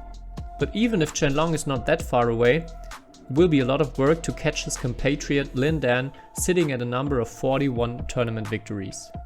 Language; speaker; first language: English; non-native, fluent; German